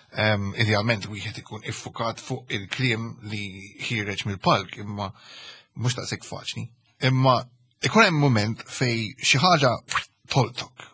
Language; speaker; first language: Maltese; early bilingual, heritage; Maltese